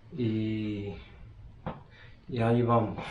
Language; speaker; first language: Spanish; non-native, learner; Arabic